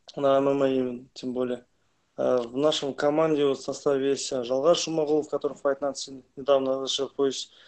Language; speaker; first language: Russian; non-native, local second language; Kazakh